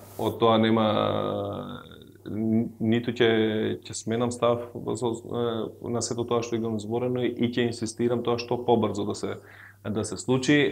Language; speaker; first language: Macedonian; non-native, local second language; Albanian